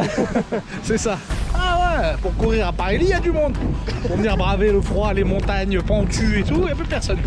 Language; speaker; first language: French; native; French